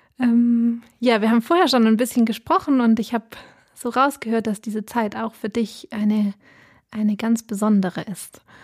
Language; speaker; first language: German; native; German